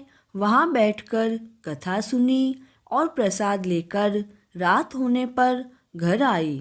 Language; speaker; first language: Hindi; native; Hindi